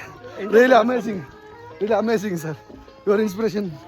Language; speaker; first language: Hindi; non-native, local second language; Tamil